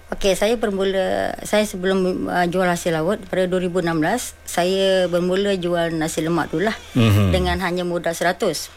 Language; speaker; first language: Malay; non-native, local second language; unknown